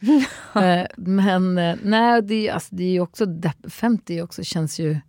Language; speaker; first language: Swedish; native; Swedish